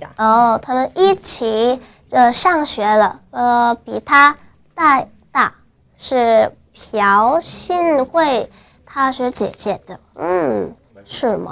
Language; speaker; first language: Chinese; non-native, fluent; Korean